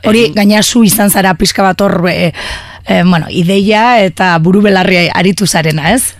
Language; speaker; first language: Basque; native; Basque